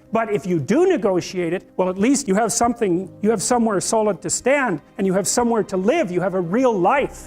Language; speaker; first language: English; native; English